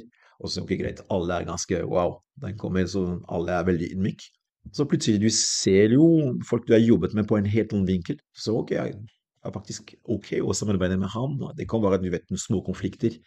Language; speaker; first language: Norwegian; non-native, fluent; French